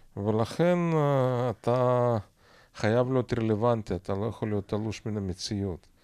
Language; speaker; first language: Hebrew; non-native, fluent; Russian